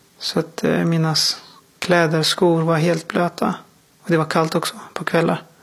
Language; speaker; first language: Swedish; non-native, fluent; Persian